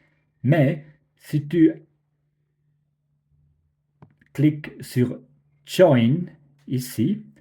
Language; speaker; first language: French; non-native, fluent; German